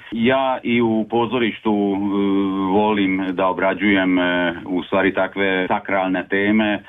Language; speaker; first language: Serbian; early bilingual, heritage; Serbian